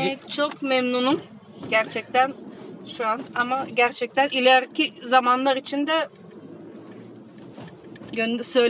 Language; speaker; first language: Turkish; early bilingual, heritage; Turkish